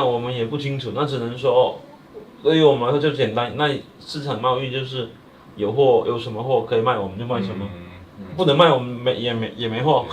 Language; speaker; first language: Chinese; native; Chinese